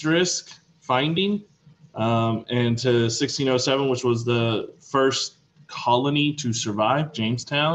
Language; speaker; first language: English; native; English